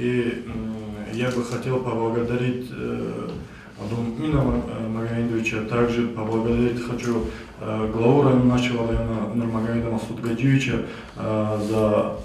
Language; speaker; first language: Russian; non-native, local second language; Avaric